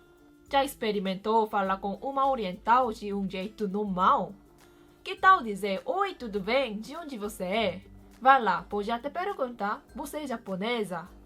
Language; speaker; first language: Portuguese; non-native, fluent; Korean